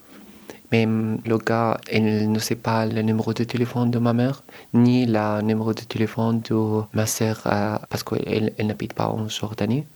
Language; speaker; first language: French; non-native, learner; Arabic